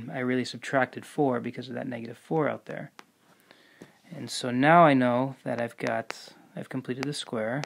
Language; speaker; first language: English; native; English